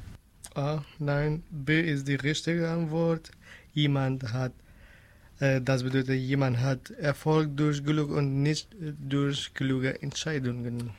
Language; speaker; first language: German; non-native, learner; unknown